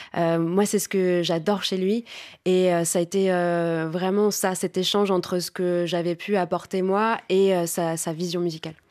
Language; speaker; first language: French; native; French